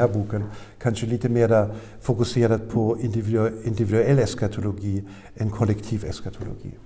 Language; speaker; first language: Swedish; non-native, fluent; German